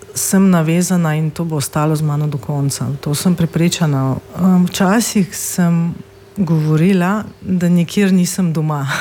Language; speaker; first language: Slovenian; non-native, fluent; Russian